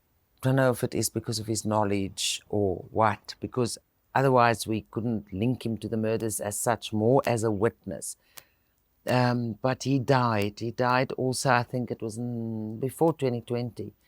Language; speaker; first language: English; non-native, local second language; Afrikaans